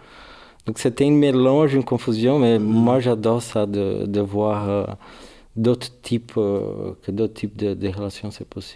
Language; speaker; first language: French; non-native, learner; Portuguese